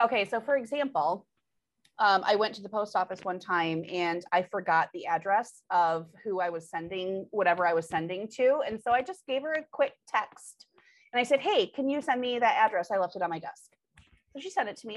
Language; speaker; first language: English; native; English